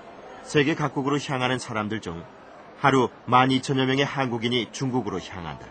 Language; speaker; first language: Korean; native; Korean